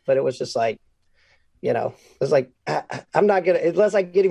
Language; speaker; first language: English; native; English